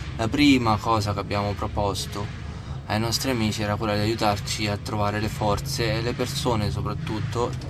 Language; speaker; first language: Italian; native; Italian